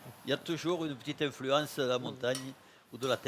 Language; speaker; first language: French; native; French